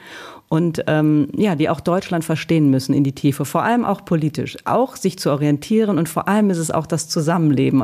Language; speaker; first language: German; early bilingual, other home language; Italian